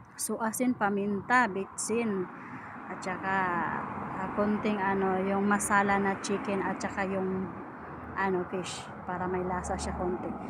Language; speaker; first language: Filipino; non-native, local second language; Iloko